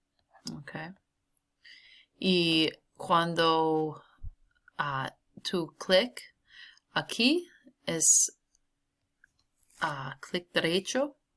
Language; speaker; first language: Spanish; non-native, learner; English